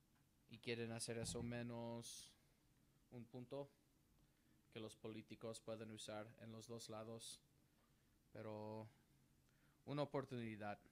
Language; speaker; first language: Spanish; non-native, learner; English